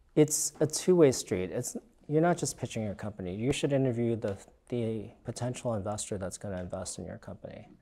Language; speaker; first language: English; native; English